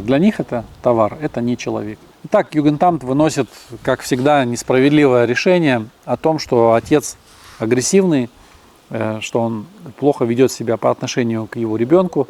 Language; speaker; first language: Russian; native; Russian